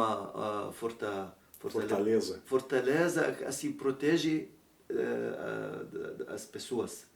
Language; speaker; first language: Portuguese; non-native, learner; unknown